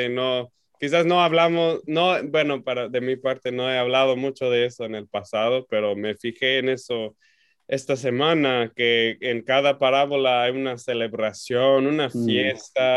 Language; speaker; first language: Spanish; non-native, fluent; English